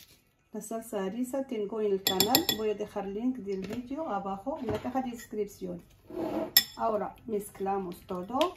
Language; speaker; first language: Spanish; non-native, fluent; Arabic